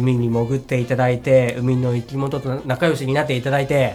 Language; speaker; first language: Japanese; native; Japanese